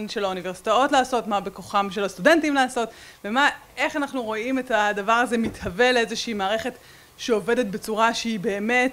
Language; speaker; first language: Hebrew; native; Hebrew